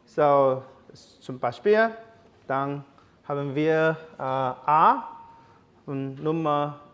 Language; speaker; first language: German; non-native, learner; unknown